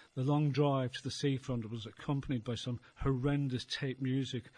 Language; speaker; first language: English; native; English